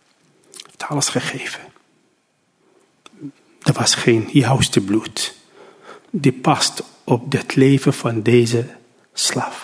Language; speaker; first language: Dutch; non-native, learner; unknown